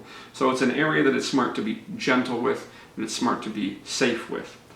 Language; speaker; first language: English; native; English